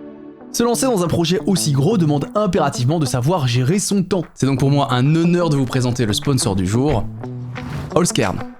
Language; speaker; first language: French; native; French